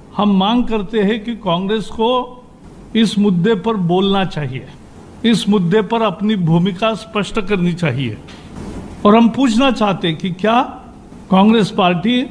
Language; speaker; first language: Hindi; native; Hindi